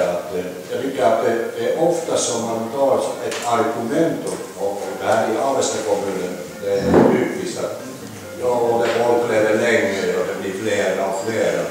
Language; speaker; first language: Swedish; non-native, learner; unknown